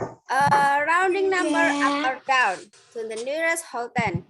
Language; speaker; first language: English; non-native, local second language; Indonesian